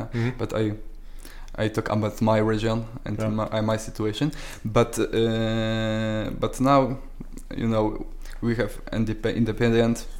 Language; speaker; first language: English; non-native, learner; Polish